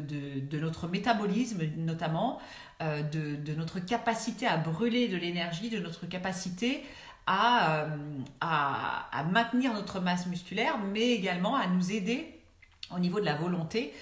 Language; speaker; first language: French; native; French